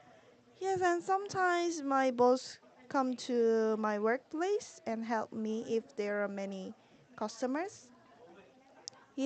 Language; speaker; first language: English; non-native, learner; Korean